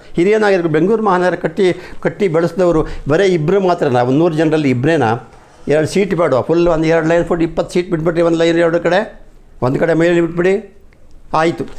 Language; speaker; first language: Kannada; native; Kannada